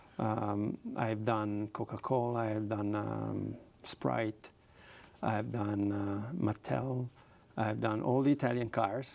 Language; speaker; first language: English; non-native, fluent; Italian